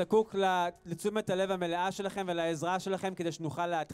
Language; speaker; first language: Hebrew; native; Hebrew